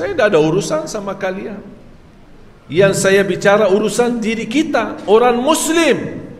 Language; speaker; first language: Malay; non-native, fluent; Arabic